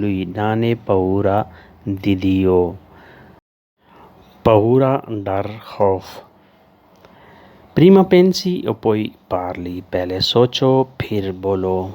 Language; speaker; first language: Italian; non-native, learner; Urdu